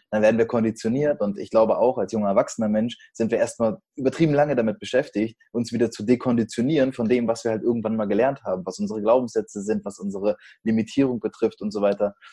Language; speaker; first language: German; native; German